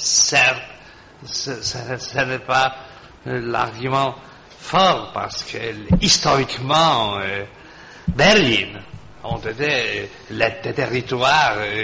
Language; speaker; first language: French; non-native, fluent; Polish